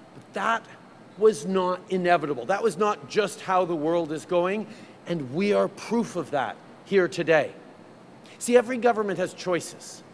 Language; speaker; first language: English; early bilingual, other home language; French